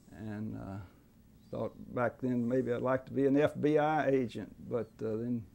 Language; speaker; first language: English; native; English